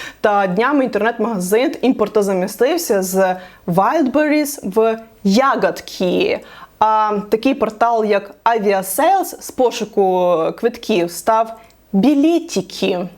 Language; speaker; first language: Ukrainian; native; Ukrainian